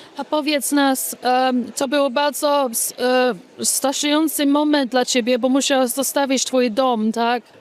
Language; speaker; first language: Polish; early bilingual, heritage; English